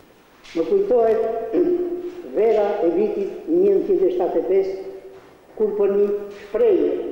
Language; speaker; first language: Albanian; native; Albanian